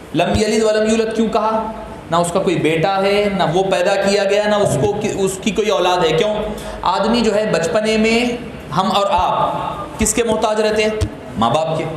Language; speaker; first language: Urdu; native; Urdu